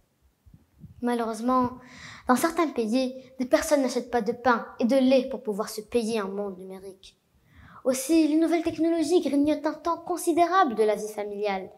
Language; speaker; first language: French; non-native, local second language; Arabic